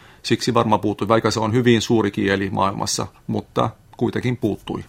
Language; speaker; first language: Finnish; non-native, fluent; Arabic